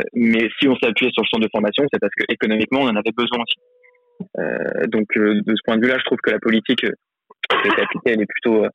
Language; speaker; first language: French; native; French